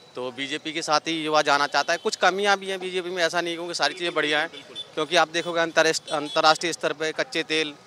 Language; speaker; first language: Hindi; native; Hindi